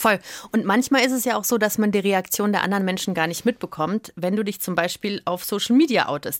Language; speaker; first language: German; native; German